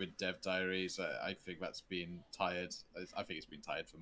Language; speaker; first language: English; native; English